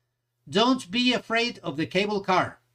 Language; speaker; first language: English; non-native, fluent; Spanish